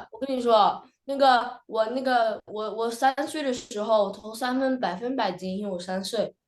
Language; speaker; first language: Chinese; early bilingual, other home language; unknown